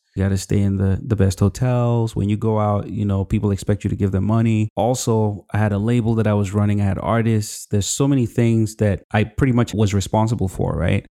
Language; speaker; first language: English; non-native, local second language; Yoruba